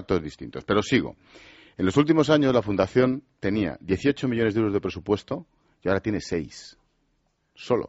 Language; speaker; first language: Spanish; native; Spanish